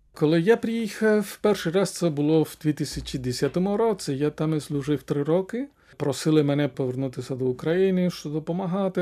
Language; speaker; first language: Ukrainian; non-native, fluent; Spanish